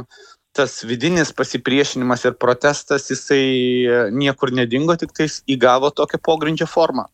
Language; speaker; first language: Lithuanian; native; Lithuanian